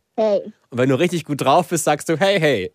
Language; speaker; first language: German; native; German